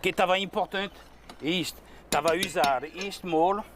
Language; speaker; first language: Portuguese; non-native, learner; French